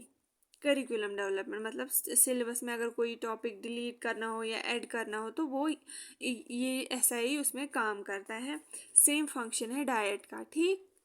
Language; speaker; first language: Hindi; native; Hindi